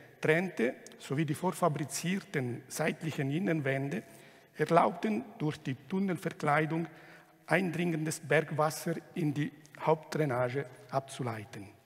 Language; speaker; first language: German; non-native, local second language; Italian